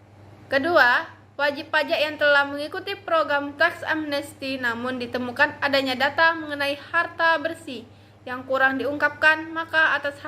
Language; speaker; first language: Indonesian; native; Indonesian